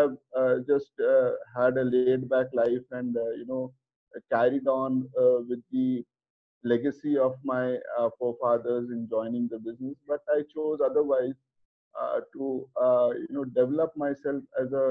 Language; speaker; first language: English; non-native, local second language; Hindi